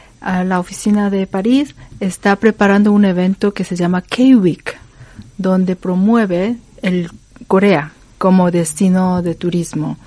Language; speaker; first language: Spanish; non-native, fluent; Korean